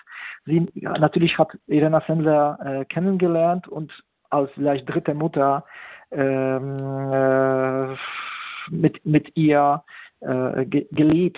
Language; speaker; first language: German; non-native, fluent; Polish